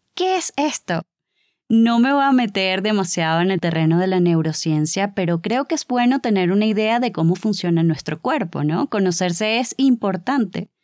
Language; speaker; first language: Spanish; native; Spanish